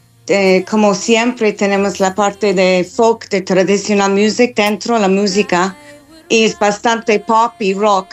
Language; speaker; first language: Spanish; non-native, fluent; English